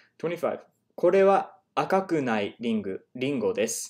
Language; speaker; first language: Japanese; non-native, learner; English